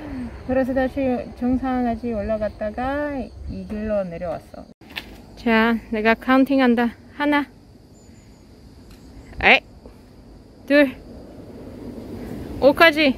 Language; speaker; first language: Korean; non-native, learner; Russian